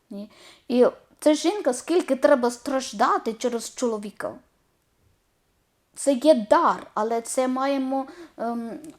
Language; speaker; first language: Ukrainian; non-native, learner; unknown